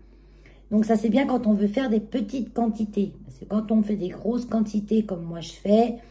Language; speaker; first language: French; native; French